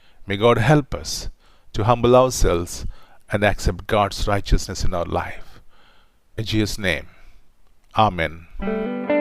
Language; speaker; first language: English; non-native, local second language; Telugu